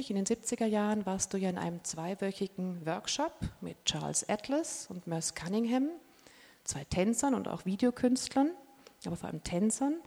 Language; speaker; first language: German; native; German